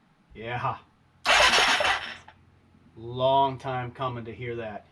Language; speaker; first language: English; native; English